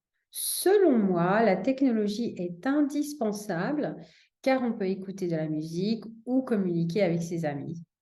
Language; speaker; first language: French; non-native, fluent; English